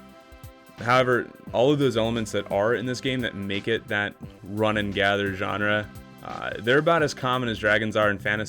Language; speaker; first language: English; native; English